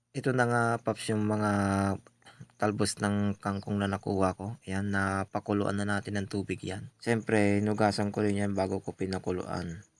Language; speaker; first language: Filipino; non-native, local second language; Iloko